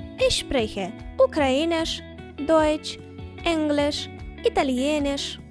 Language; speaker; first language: German; non-native, fluent; Ukrainian